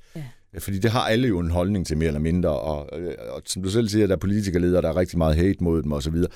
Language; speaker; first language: Danish; native; Danish